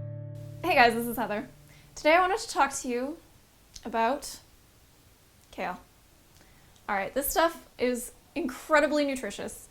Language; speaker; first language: English; native; English